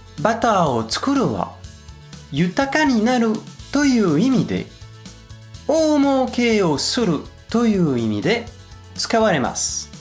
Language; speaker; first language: Japanese; non-native, fluent; French